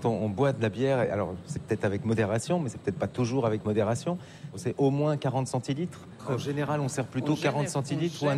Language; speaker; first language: French; native; French